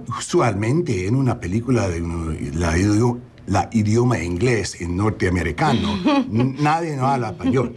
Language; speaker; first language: Spanish; non-native, learner; English